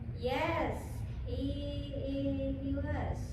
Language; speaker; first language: English; non-native, learner; Indonesian